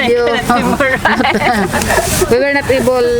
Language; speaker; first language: English; non-native, local second language; Filipino